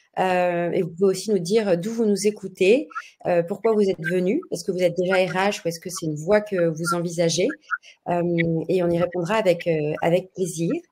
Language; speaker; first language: French; native; French